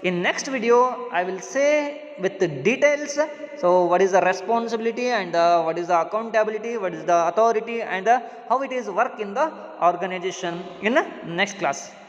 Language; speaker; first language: English; non-native, local second language; Kannada